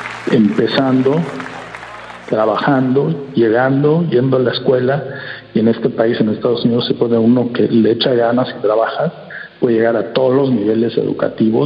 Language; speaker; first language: Spanish; early bilingual, heritage; Spanish